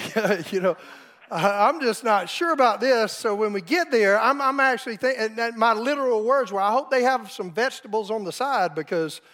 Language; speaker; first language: English; native; English